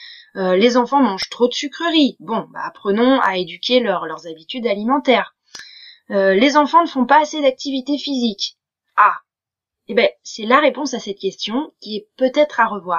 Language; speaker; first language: French; native; French